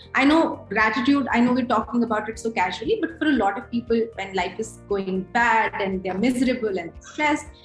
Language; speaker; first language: English; non-native, local second language; Hindi